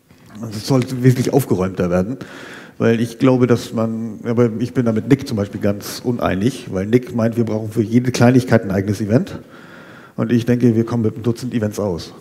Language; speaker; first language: German; native; German